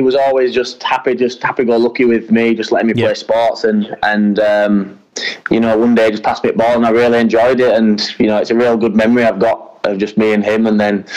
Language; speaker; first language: English; native; English